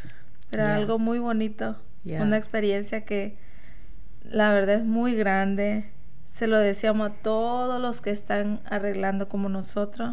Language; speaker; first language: Spanish; native; Spanish